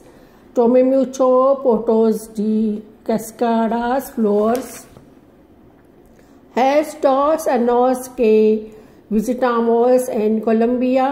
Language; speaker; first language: Spanish; non-native, learner; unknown